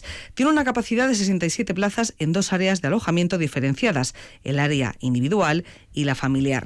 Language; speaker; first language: Spanish; native; Spanish